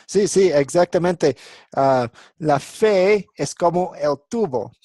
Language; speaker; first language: Spanish; non-native, fluent; English